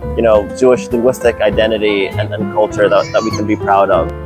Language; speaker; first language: English; native; English